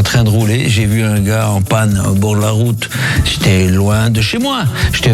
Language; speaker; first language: French; native; French